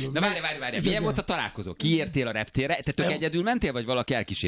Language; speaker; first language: Hungarian; native; Hungarian